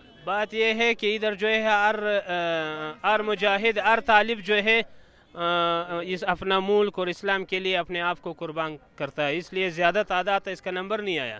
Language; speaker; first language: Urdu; non-native, learner; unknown